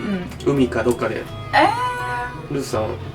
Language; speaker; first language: Japanese; native; Japanese